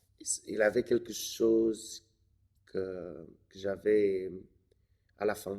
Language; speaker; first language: French; non-native, fluent; Romanian